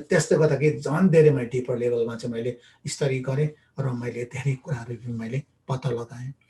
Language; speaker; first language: Nepali; non-native, local second language; Limbu